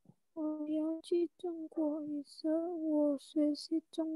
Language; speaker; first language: Chinese; non-native, learner; Indonesian